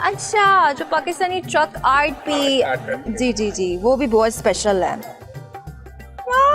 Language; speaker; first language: Hindi; non-native, fluent; Chinese